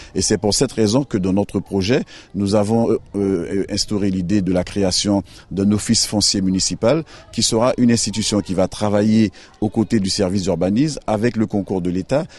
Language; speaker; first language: French; native; French